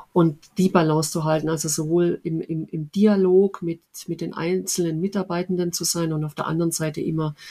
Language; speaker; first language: German; native; German